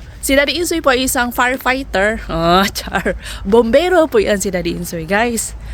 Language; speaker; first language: Filipino; non-native, local second language; Cebuano